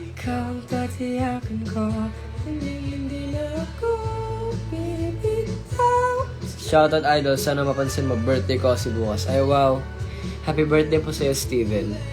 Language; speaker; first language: Filipino; native; Filipino